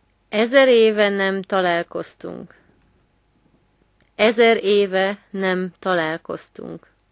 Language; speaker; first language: Hungarian; native; Hungarian